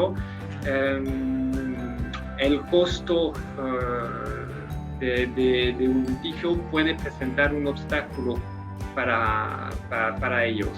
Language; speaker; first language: Spanish; non-native, fluent; French